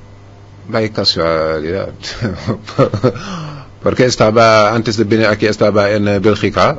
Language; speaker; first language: Spanish; non-native, fluent; Wolof